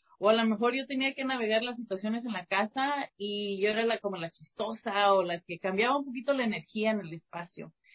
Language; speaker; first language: Spanish; early bilingual, heritage; Spanish